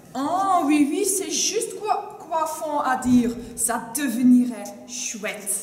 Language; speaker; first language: French; non-native, learner; Dutch